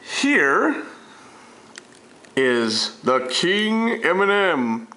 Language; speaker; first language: English; native; English